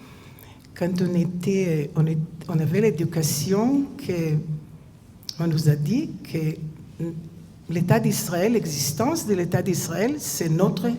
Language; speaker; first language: French; non-native, fluent; Hebrew